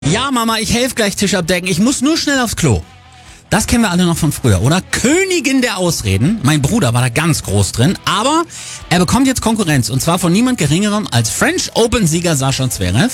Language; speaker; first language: German; native; German